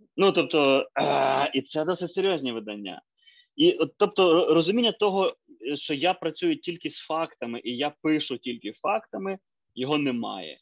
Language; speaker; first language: Ukrainian; native; Ukrainian